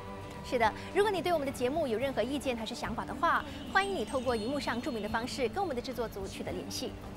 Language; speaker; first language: Chinese; native; Chinese